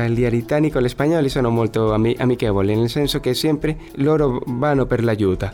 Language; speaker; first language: Italian; non-native, learner; Spanish